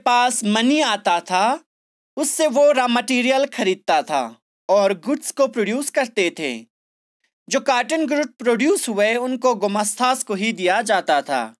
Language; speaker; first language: Hindi; non-native, local second language; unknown